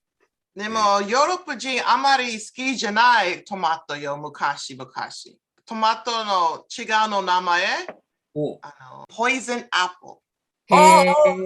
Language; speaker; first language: Japanese; non-native, learner; English